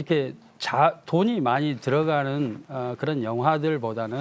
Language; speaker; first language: Korean; native; Korean